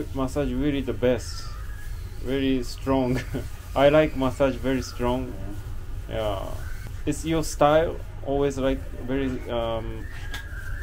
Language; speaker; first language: English; non-native, fluent; Japanese